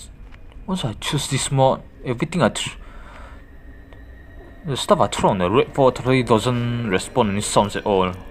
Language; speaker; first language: English; non-native, fluent; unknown